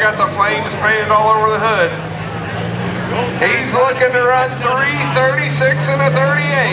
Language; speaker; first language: English; native; English